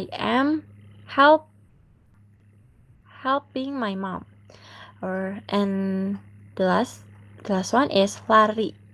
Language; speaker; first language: English; non-native, learner; Indonesian